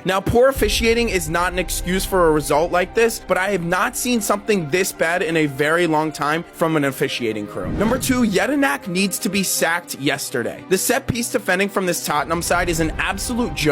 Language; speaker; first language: English; native; English